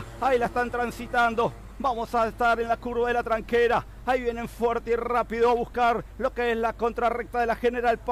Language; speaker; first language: Spanish; native; Spanish